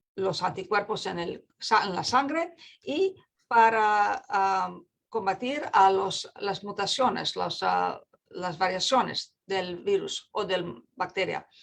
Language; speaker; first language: Spanish; non-native, fluent; English